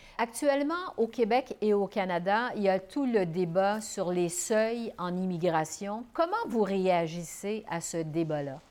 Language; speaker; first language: French; native; French